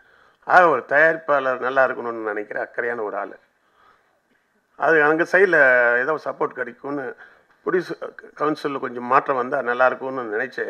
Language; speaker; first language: Tamil; native; Tamil